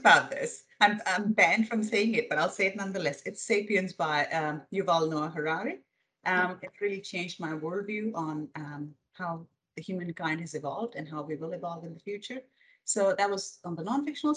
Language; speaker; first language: English; non-native, local second language; Hindi